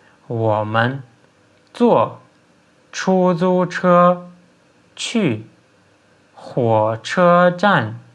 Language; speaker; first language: Chinese; non-native, fluent; Turkmen